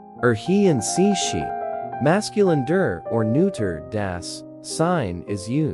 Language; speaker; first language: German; non-native, learner; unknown